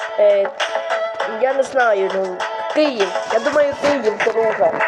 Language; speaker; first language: Ukrainian; non-native, local second language; Russian